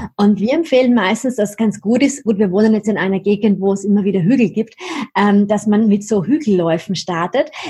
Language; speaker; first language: German; native; German